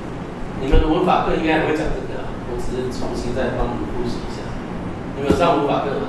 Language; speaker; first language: Chinese; native; Chinese